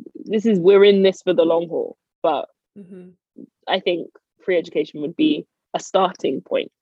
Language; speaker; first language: English; native; English